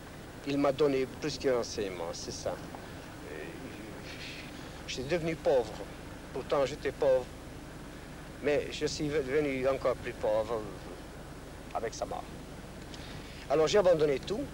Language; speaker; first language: French; non-native, fluent; Hungarian